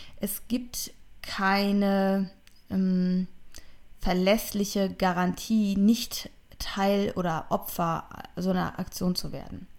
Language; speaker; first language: German; native; German